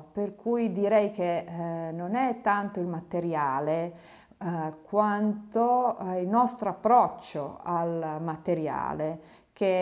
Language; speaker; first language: Italian; non-native, fluent; Serbian